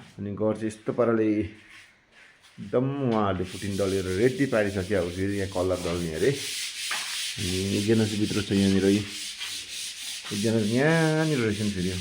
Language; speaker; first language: Nepali; native; Nepali